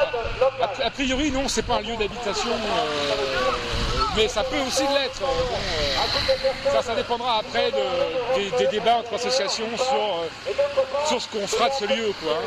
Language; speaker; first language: French; native; French